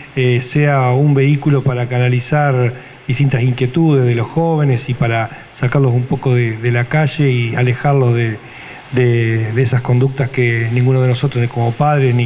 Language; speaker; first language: Spanish; native; Spanish